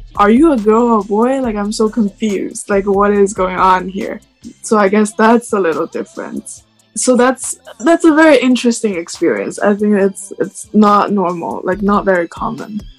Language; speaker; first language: English; non-native, fluent; Chinese